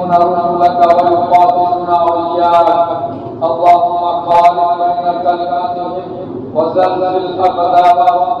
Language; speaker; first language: Arabic; non-native, fluent; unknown